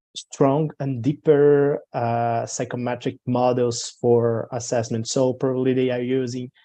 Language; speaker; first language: English; non-native, learner; Portuguese